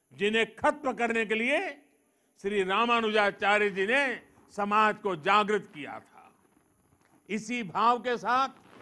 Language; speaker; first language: Hindi; non-native, local second language; Gujarati